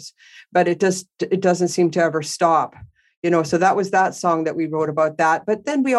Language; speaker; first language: English; native; English